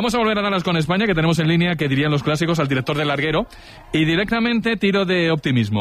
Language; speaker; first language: Spanish; native; Spanish